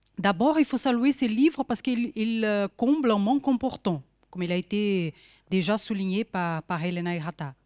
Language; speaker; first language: French; non-native, fluent; Portuguese